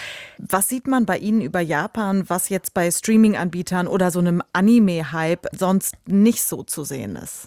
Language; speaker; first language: German; native; German